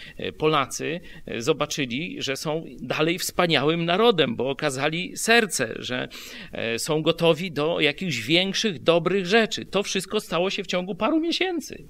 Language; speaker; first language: Polish; native; Polish